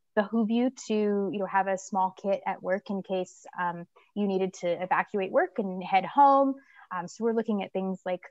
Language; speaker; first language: English; native; English